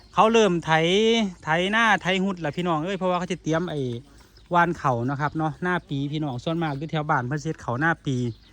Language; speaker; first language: Thai; native; Thai